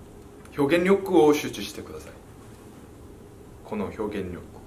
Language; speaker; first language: Japanese; non-native, fluent; Korean